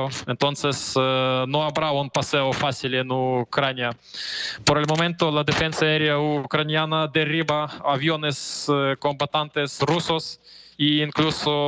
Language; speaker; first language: Spanish; non-native, fluent; Ukrainian